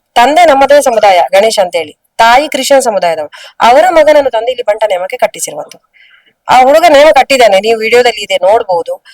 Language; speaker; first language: Kannada; non-native, local second language; Tulu